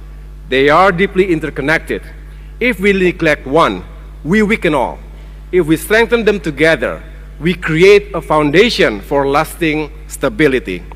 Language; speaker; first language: English; non-native, fluent; Indonesian